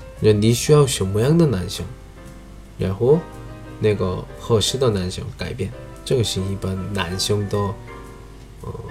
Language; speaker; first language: Chinese; non-native, fluent; Korean